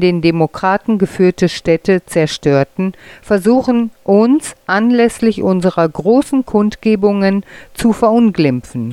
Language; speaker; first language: German; native; German